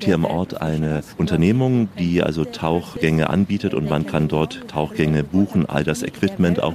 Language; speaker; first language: German; native; German